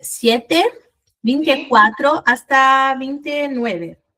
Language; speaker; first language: Spanish; non-native, fluent; Portuguese